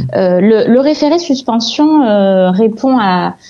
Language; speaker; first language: French; native; French